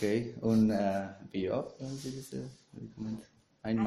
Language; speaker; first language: German; non-native, learner; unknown